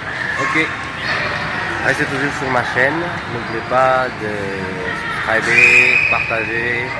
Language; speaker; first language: French; non-native, fluent; Indonesian